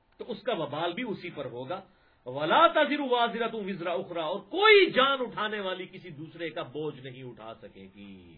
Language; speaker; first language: Urdu; non-native, local second language; Punjabi